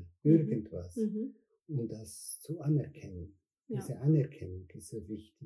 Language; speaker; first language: German; non-native, fluent; Spanish